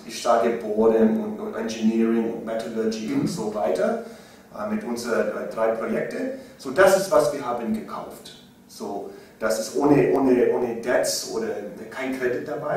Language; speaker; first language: German; non-native, learner; English